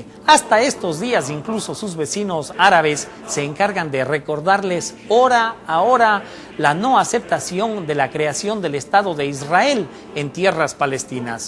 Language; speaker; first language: Spanish; native; Spanish